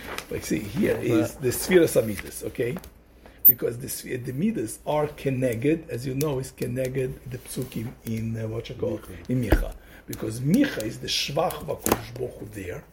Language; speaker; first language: English; native; English